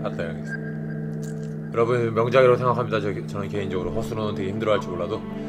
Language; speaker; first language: Korean; native; Korean